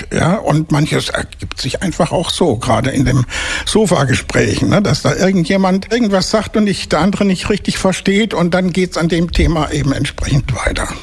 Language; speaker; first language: German; native; German